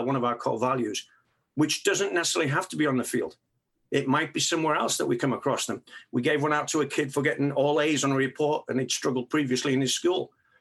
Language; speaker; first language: English; native; English